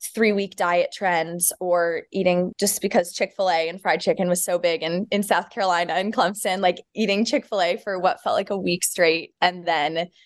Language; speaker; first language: English; native; English